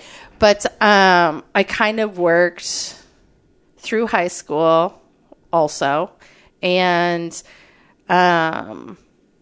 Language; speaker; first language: English; native; English